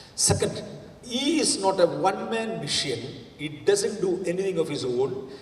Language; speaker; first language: English; non-native, local second language; Malayalam